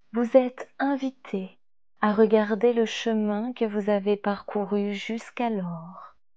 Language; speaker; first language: French; native; French